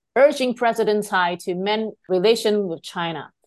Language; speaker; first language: English; non-native, fluent; Chinese